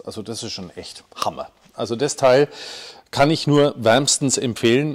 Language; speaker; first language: German; native; German